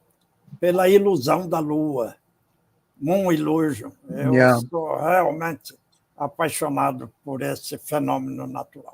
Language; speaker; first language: Portuguese; non-native, fluent; English